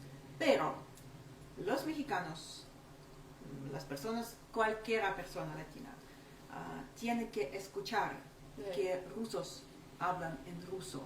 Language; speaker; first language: Spanish; non-native, fluent; Ukrainian